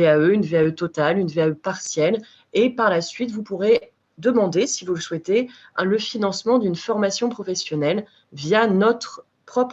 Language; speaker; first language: French; native; French